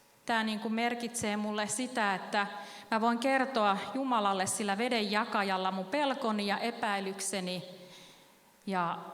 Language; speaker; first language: Finnish; native; Finnish